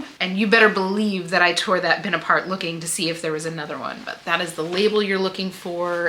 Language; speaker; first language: English; native; English